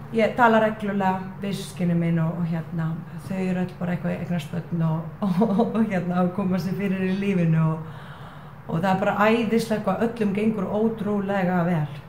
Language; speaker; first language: Icelandic; non-native, fluent; Estonian